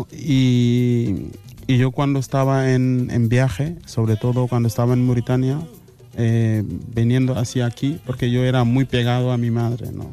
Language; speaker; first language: Spanish; non-native, fluent; Mandingo